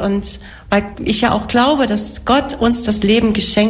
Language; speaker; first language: German; native; German